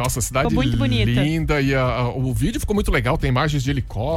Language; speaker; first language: Portuguese; native; Portuguese